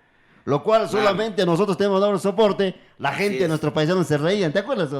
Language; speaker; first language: Spanish; native; Spanish